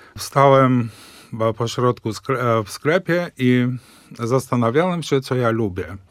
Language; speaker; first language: Polish; early bilingual, heritage; Polish